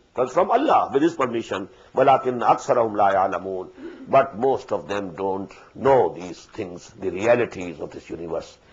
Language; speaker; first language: English; non-native, local second language; Urdu